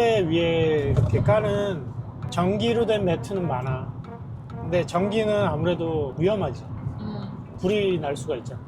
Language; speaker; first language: Korean; native; Korean